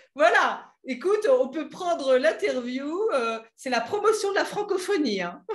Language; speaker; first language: French; native; French